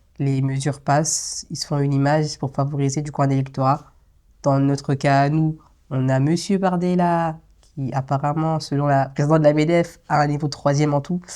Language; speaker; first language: French; early bilingual, other home language; Lingala